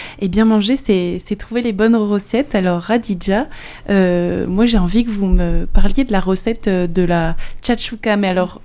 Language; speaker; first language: French; native; French